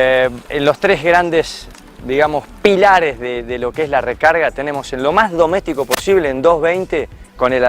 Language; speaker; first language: Spanish; native; Spanish